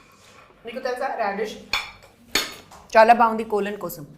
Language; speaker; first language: Telugu; non-native, learner; Hindi